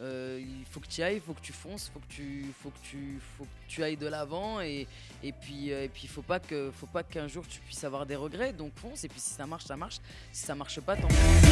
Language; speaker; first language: French; native; French